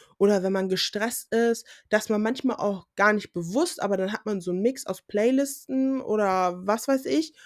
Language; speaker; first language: German; native; German